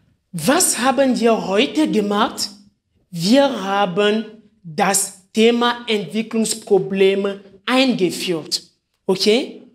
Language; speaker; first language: German; non-native, fluent; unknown